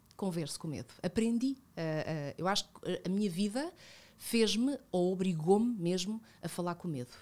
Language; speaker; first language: Portuguese; early bilingual, other home language; Spanish